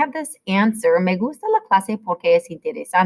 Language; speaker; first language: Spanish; non-native, fluent; English